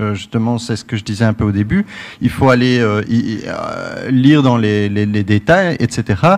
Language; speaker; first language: French; native; French